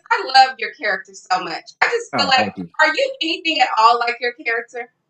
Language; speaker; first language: English; native; English